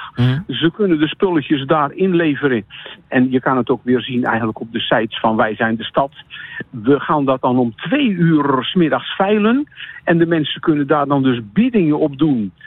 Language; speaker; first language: Dutch; native; Dutch